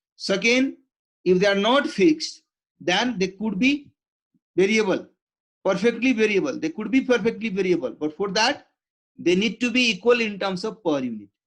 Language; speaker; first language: English; non-native, local second language; Nepali